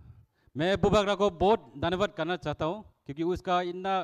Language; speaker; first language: Hindi; non-native, local second language; Kok Borok